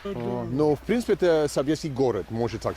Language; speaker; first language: Russian; non-native, learner; English